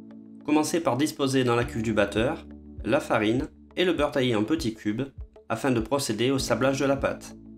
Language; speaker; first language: French; native; French